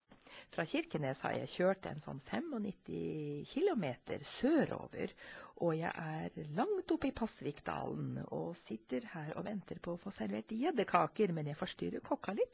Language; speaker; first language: Norwegian; native; Norwegian